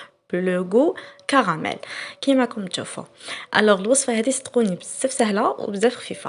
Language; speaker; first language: Arabic; native; Arabic